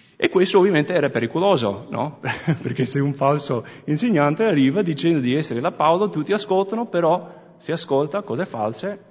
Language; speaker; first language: Italian; non-native, fluent; English